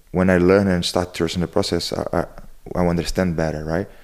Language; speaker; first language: English; non-native, learner; Portuguese